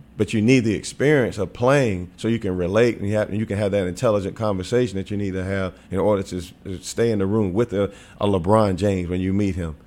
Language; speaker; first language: English; native; English